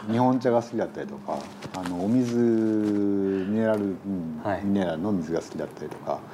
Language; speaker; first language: Japanese; native; Japanese